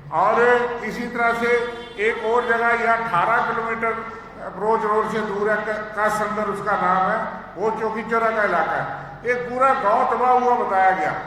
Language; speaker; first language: Urdu; non-native, local second language; Dogri